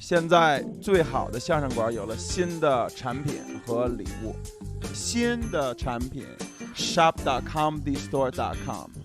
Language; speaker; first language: Chinese; non-native, learner; English